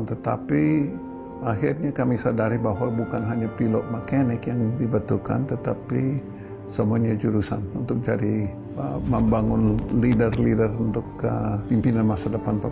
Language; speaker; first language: Indonesian; non-native, fluent; English